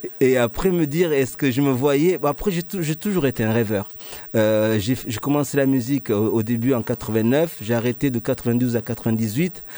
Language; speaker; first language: French; early bilingual, other home language; Ngazidja Comorian